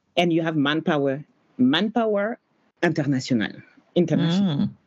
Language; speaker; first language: English; non-native, fluent; French